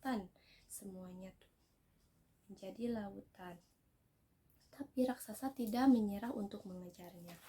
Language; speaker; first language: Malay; non-native, local second language; Sundanese